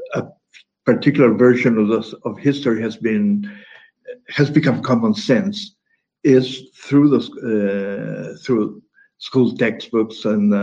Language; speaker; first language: English; non-native, fluent; Italian